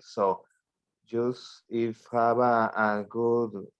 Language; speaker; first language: English; non-native, learner; Spanish